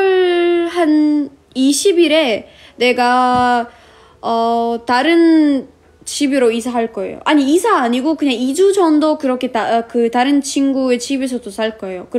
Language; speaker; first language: Korean; non-native, fluent; Russian